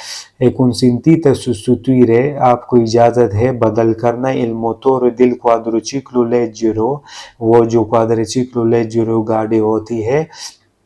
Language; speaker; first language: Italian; non-native, learner; Urdu